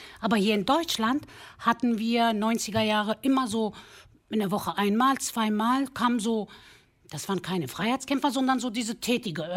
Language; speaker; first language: German; early bilingual, other home language; Kurdish